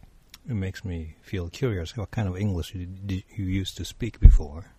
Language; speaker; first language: English; non-native, fluent; Japanese